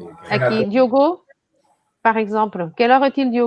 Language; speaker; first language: French; non-native, fluent; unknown